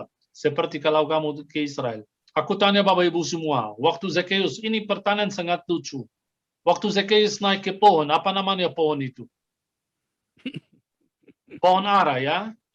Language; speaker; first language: Indonesian; non-native, fluent; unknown